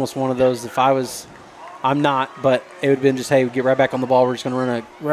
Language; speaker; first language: English; native; English